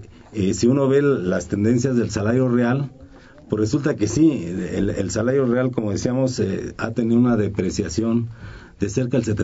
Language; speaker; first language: Spanish; native; Spanish